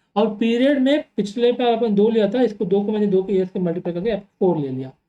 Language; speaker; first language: Hindi; non-native, local second language; Telugu